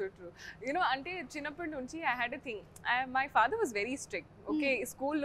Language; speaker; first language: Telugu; non-native, learner; Hindi